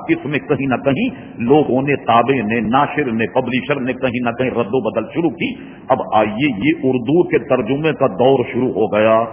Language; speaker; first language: Urdu; native; Urdu